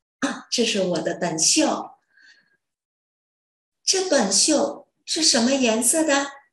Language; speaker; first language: Chinese; non-native, fluent; Vietnamese